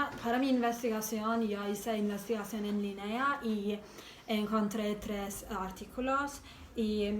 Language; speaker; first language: Spanish; non-native, learner; English